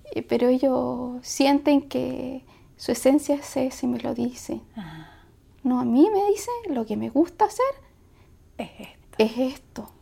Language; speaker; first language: Spanish; native; Spanish